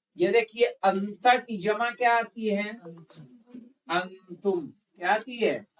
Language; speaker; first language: Urdu; native; Urdu